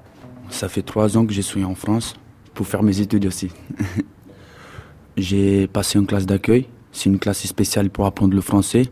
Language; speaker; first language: French; non-native, fluent; Portuguese